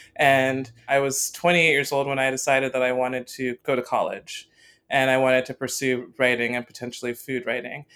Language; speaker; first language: English; native; English